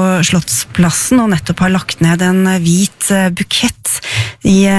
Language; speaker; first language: Norwegian; native; Norwegian